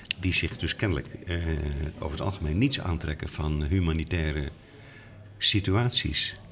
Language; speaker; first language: Dutch; native; Dutch